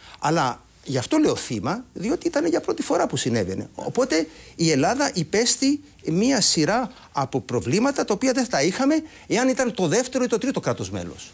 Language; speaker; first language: Greek; native; Greek